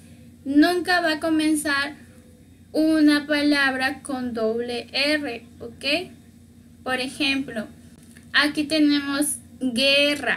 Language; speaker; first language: Spanish; native; Spanish